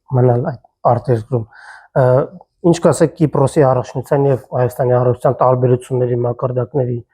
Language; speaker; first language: Armenian; native; Armenian